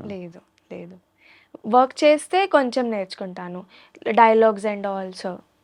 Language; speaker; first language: Telugu; non-native, local second language; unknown